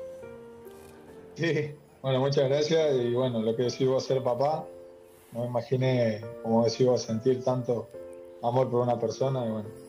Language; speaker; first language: Spanish; native; Spanish